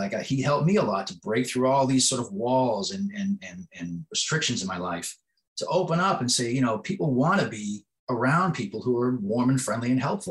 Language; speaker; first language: English; native; English